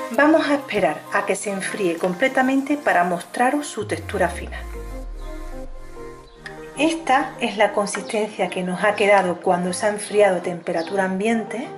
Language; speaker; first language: Spanish; native; Spanish